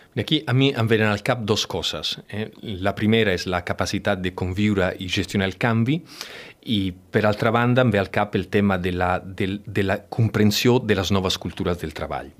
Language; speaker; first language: Catalan; non-native, fluent; Italian